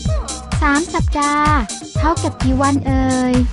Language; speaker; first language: Thai; native; Thai